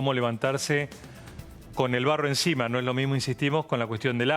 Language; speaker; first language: Spanish; native; Spanish